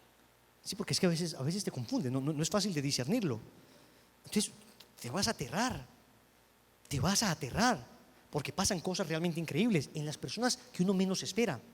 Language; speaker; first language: Spanish; native; Spanish